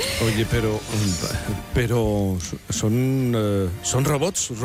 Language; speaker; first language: Spanish; native; Spanish